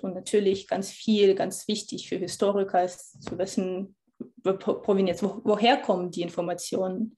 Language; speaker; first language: German; non-native, fluent; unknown